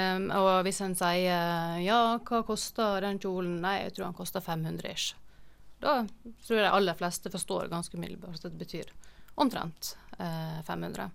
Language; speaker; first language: Norwegian; native; Norwegian